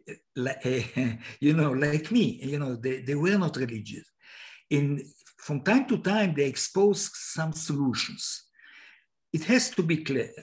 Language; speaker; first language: English; non-native, fluent; Hebrew